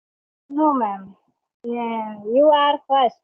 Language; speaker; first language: English; non-native, learner; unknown